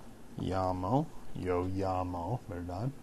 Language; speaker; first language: Spanish; non-native, fluent; English